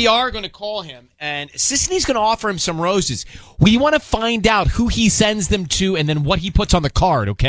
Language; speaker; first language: English; native; English